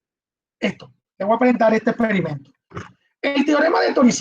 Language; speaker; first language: Spanish; native; Spanish